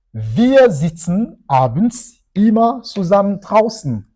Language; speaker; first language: German; non-native, fluent; French